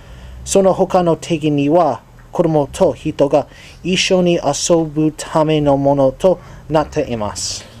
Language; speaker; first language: Japanese; non-native, learner; English